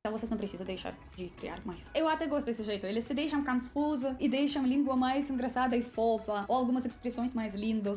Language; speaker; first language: Portuguese; non-native, fluent; Russian